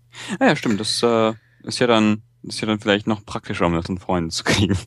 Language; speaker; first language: German; native; German